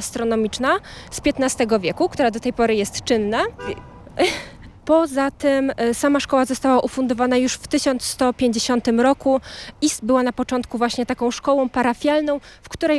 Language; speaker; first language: Polish; native; Polish